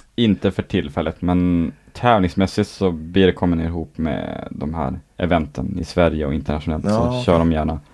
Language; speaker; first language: Swedish; native; Swedish